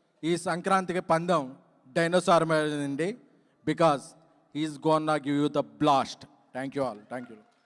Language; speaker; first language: Telugu; native; Telugu